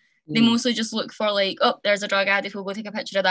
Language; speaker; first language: English; native; English